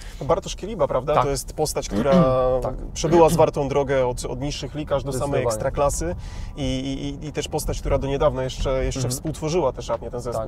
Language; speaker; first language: Polish; native; Polish